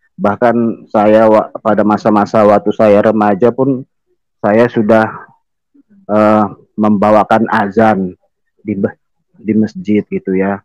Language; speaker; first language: Indonesian; native; Indonesian